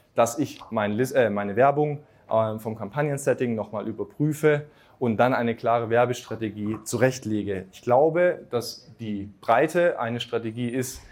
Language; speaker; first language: German; native; German